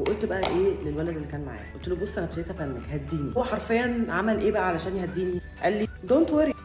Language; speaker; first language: Arabic; native; Arabic